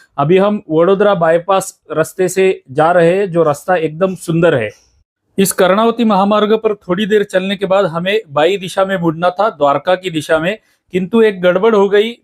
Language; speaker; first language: Hindi; non-native, local second language; Marathi